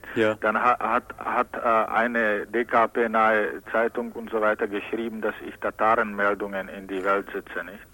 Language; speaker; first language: German; non-native, fluent; Czech